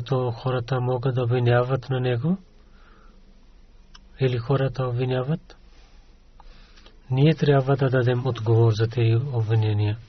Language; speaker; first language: Bulgarian; non-native, learner; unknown